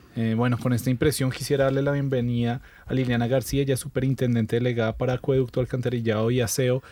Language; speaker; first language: Spanish; native; Spanish